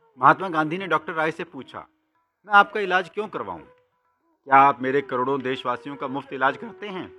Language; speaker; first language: Hindi; native; Hindi